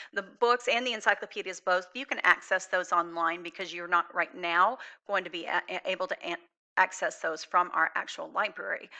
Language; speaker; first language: English; native; English